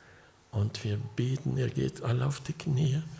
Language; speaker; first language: German; early bilingual, heritage; German